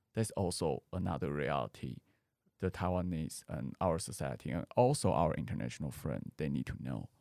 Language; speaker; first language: English; non-native, fluent; Chinese